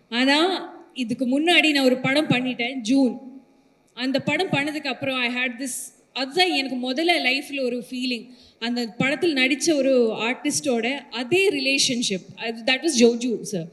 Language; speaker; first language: Tamil; non-native, learner; Malayalam